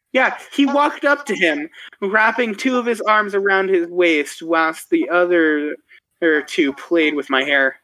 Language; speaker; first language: English; native; English